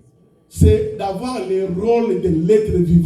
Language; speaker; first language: French; non-native, local second language; Lingala